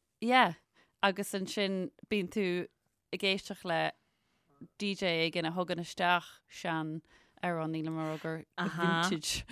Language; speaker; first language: Irish; non-native, local second language; English